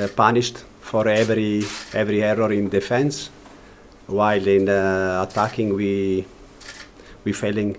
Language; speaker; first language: English; non-native, learner; Italian